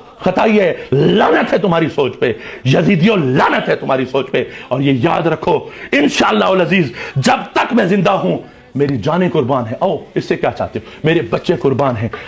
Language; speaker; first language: Urdu; non-native, local second language; Saraiki